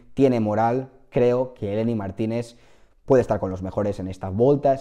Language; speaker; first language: Spanish; native; Spanish